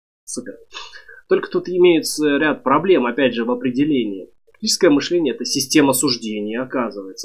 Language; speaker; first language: Russian; native; Russian